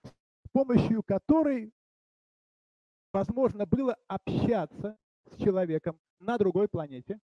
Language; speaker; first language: Czech; non-native, learner; Russian